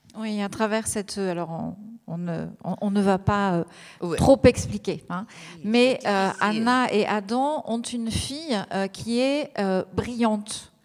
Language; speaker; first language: French; native; French